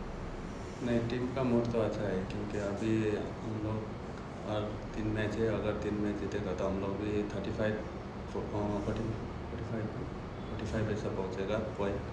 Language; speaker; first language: Hindi; non-native, local second language; Nepali